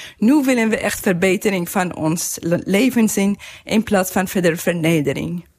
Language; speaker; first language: Dutch; non-native, fluent; Persian